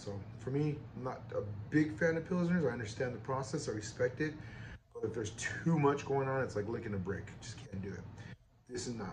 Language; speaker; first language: English; native; English